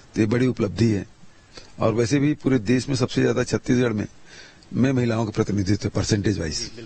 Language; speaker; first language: Hindi; native; Hindi